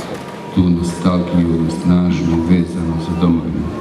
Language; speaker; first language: Bosnian; native; Bosnian